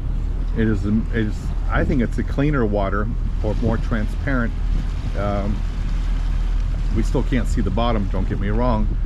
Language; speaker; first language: English; native; English